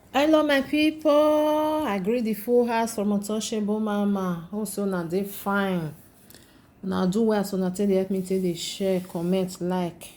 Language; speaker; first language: Nigerian Pidgin; native; Nigerian Pidgin